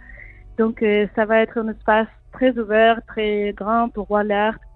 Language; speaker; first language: French; non-native, learner; Spanish